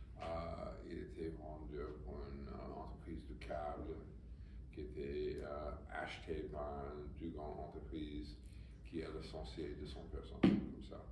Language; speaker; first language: French; non-native, fluent; English